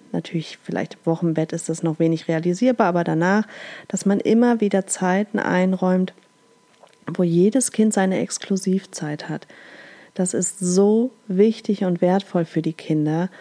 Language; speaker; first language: German; native; German